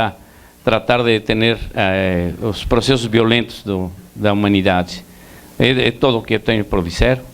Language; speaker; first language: Portuguese; non-native, learner; Spanish